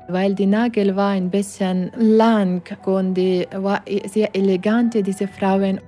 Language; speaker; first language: German; non-native, learner; Persian